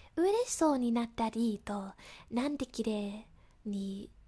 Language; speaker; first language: Japanese; non-native, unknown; English